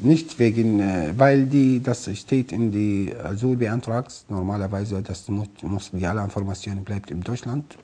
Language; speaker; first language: German; non-native, learner; Arabic